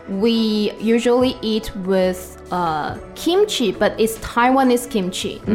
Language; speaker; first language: English; non-native, fluent; Chinese